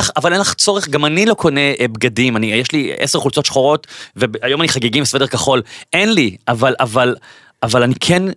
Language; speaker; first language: Hebrew; native; Hebrew